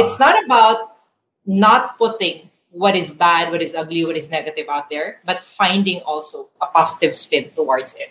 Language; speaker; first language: English; non-native, local second language; Cebuano